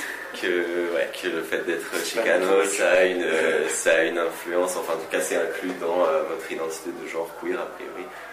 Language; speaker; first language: French; native; French